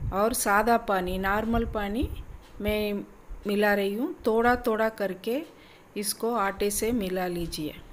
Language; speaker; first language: Hindi; non-native, local second language; Tamil